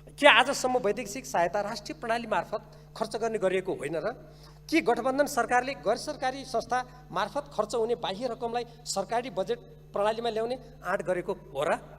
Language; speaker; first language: Nepali; native; Nepali